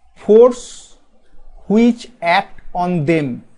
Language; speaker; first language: English; non-native, local second language; Bangla